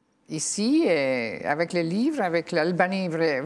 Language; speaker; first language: French; non-native, fluent; Albanian